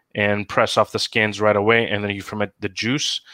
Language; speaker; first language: English; non-native, fluent; Greek